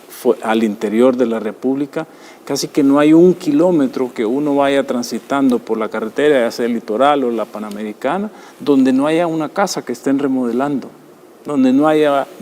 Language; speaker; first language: Spanish; native; Spanish